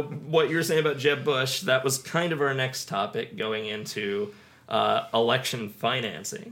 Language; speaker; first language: English; native; English